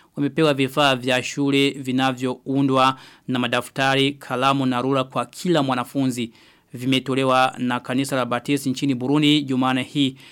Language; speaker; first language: Swahili; non-native, local second language; Rundi